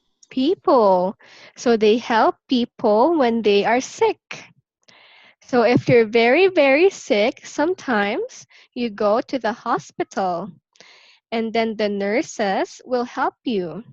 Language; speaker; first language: English; non-native, local second language; Filipino